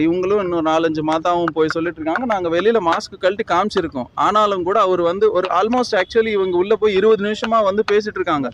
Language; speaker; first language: Tamil; native; Tamil